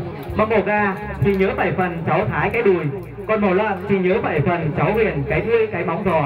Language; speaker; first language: Vietnamese; native; Vietnamese